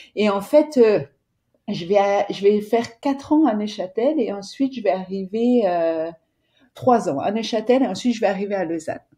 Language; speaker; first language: French; native; French